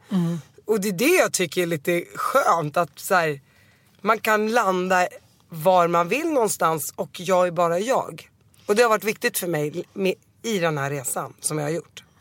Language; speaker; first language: Swedish; early bilingual, other home language; Arabic